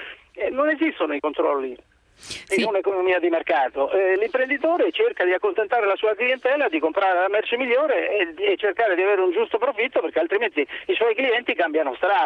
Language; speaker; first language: Italian; native; Italian